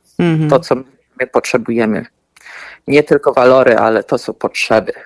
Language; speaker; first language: Polish; early bilingual, heritage; Polish